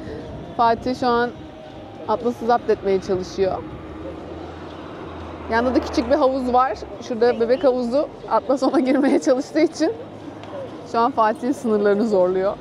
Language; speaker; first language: Turkish; native; Turkish